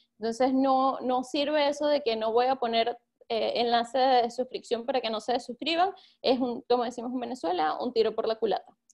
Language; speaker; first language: Spanish; native; Spanish